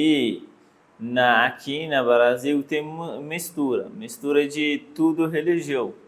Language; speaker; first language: Portuguese; non-native, learner; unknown